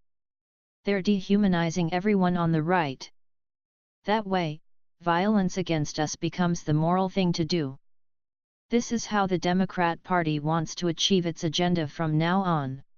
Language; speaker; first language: English; native; English